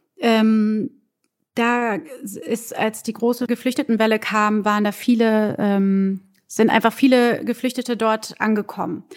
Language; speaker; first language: German; early bilingual, other home language; Portuguese